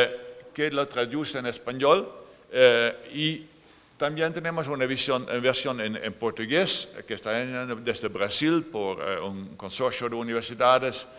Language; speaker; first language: Spanish; non-native, fluent; Dutch